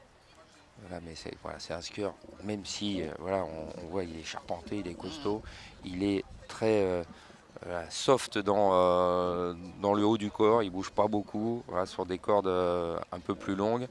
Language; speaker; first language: French; native; French